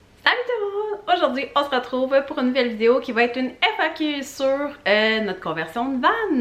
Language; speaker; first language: French; native; French